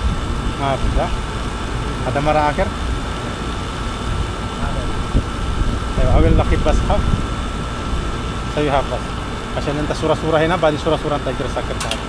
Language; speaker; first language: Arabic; non-native, learner; Filipino